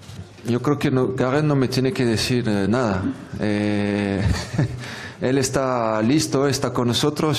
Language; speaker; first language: Spanish; non-native, fluent; French